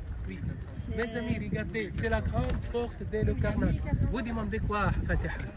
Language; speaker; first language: French; non-native, learner; Arabic